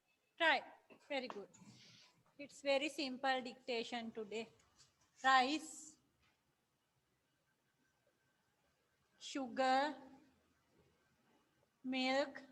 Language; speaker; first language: English; non-native, fluent; Sinhala